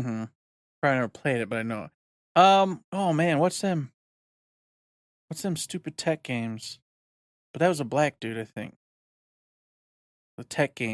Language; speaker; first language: English; native; English